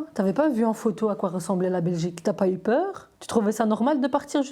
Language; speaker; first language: French; native; French